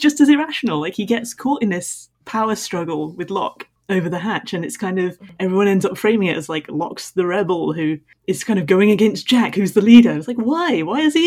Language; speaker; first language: English; native; English